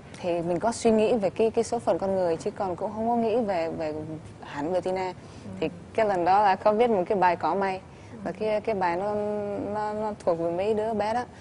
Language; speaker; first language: Vietnamese; early bilingual, heritage; Vietnamese